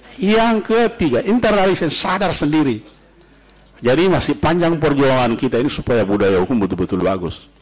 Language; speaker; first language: Indonesian; native; Indonesian